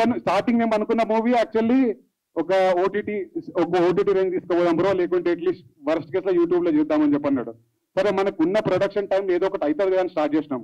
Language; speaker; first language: Telugu; native; Telugu